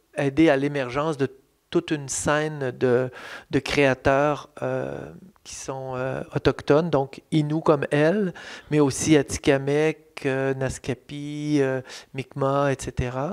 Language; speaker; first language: French; native; French